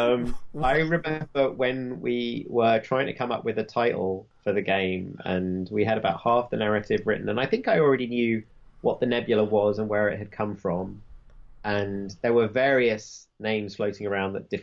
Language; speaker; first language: English; native; English